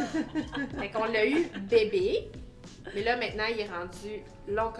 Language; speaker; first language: French; native; French